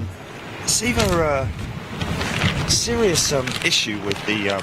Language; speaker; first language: English; native; English